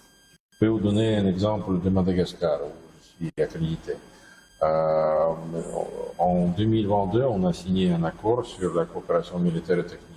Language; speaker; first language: French; non-native, fluent; Russian